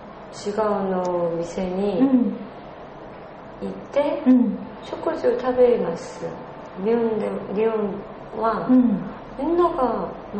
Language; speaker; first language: Japanese; non-native, learner; Korean